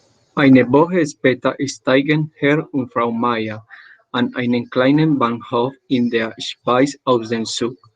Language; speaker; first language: German; non-native, learner; Spanish